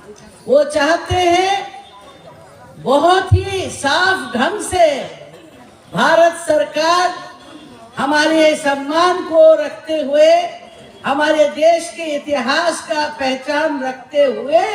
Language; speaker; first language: Hindi; non-native, local second language; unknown